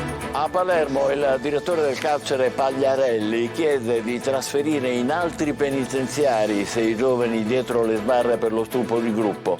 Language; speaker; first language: Italian; native; Italian